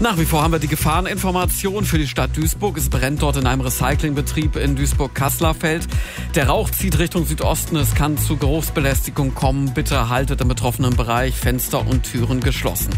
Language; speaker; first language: German; native; German